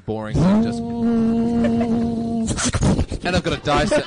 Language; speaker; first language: English; native; English